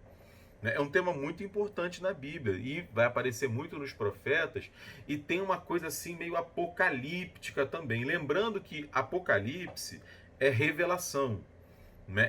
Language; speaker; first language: Portuguese; native; Portuguese